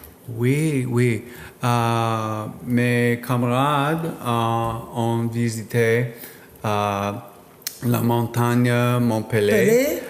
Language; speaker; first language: French; non-native, learner; English